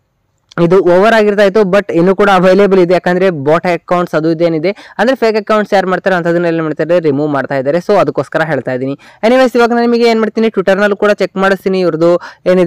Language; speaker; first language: Kannada; native; Kannada